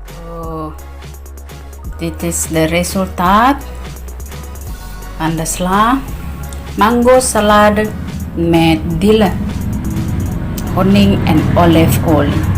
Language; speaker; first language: Dutch; non-native, learner; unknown